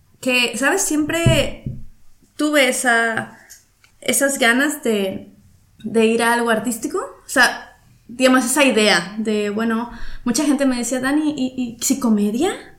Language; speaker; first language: Spanish; native; Spanish